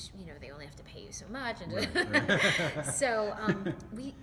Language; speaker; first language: English; native; English